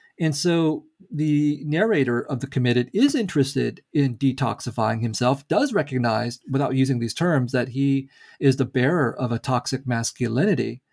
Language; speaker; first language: English; early bilingual, other home language; Vietnamese